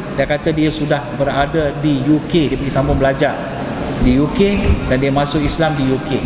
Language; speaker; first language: Malay; non-native, local second language; Tamil